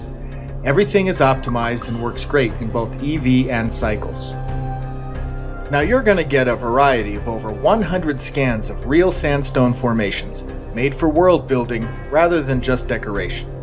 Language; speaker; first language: English; native; English